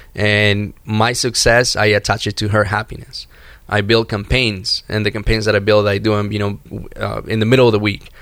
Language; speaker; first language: English; early bilingual, other home language; Spanish